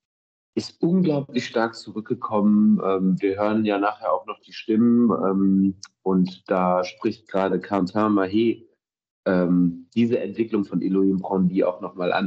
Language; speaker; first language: German; native; German